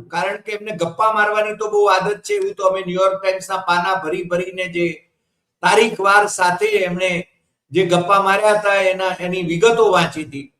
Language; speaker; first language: Gujarati; native; Gujarati